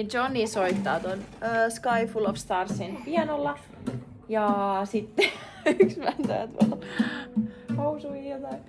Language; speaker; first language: Finnish; native; Finnish